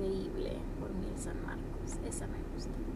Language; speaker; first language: Spanish; early bilingual, heritage; Spanish